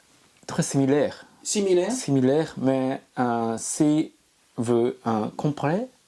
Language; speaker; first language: French; non-native, learner; Japanese